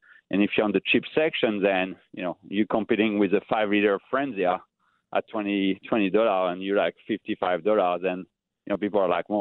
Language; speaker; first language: English; non-native, fluent; French